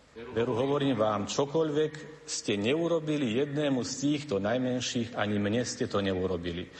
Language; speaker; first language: Slovak; native; Slovak